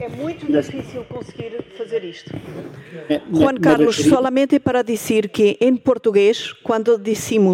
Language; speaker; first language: Spanish; non-native, fluent; Portuguese